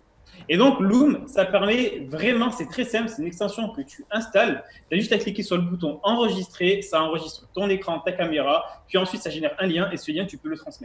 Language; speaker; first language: French; native; French